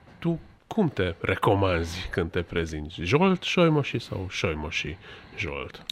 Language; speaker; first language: Romanian; non-native, local second language; Hungarian